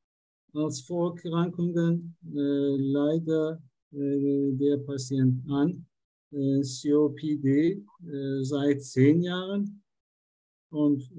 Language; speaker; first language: German; non-native, learner; Turkish